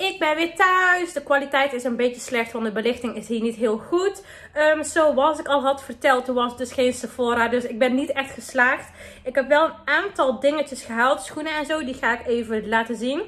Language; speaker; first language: Dutch; early bilingual, other home language; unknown